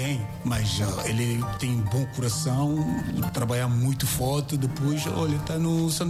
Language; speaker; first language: Portuguese; non-native, learner; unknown